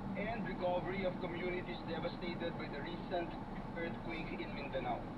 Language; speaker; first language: English; non-native, local second language; Filipino